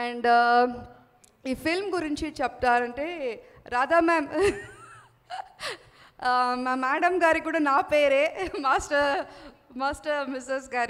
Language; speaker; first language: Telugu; non-native, learner; Tamil